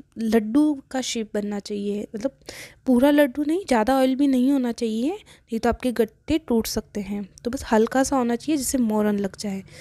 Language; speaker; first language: Hindi; native; Hindi